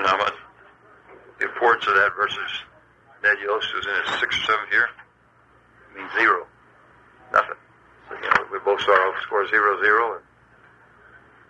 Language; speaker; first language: English; early bilingual, other home language; Spanish